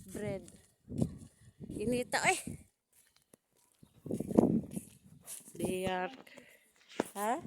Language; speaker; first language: English; non-native, learner; Filipino